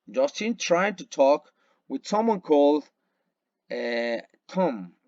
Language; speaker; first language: English; non-native, fluent; Spanish